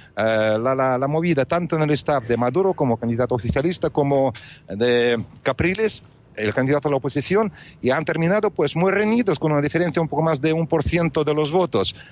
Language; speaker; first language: Spanish; non-native, fluent; Russian